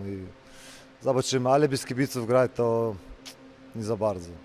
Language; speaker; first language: Polish; non-native, learner; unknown